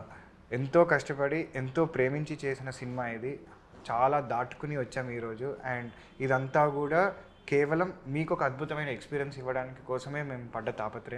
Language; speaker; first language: Telugu; native; Telugu